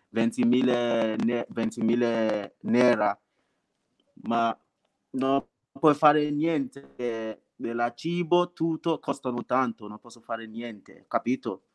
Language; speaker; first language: Italian; non-native, learner; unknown